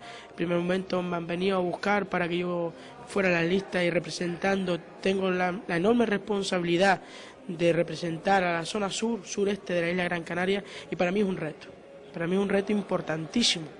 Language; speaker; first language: Spanish; native; Spanish